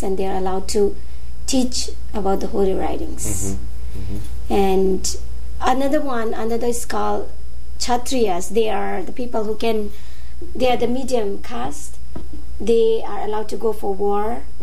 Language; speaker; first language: English; non-native, local second language; Nepali